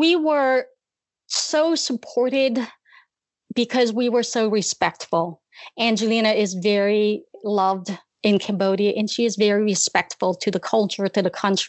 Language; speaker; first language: English; early bilingual, other home language; Khmer